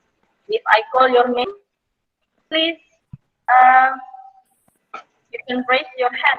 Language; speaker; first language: English; non-native, fluent; Indonesian